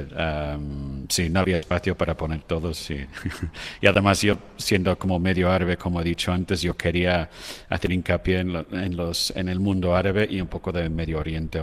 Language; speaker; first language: Spanish; non-native, fluent; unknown